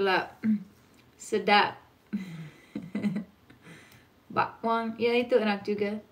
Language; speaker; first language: Indonesian; non-native, fluent; English